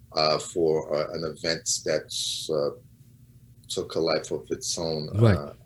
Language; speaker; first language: English; non-native, fluent; Portuguese